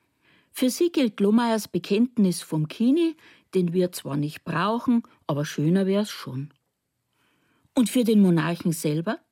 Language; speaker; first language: German; native; German